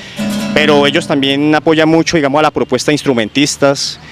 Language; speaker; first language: Spanish; native; Spanish